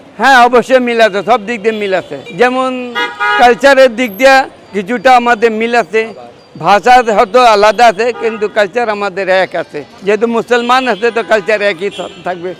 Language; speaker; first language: Bangla; non-native, local second language; Urdu